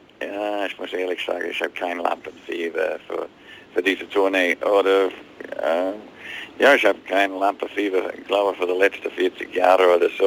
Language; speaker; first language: German; non-native, learner; English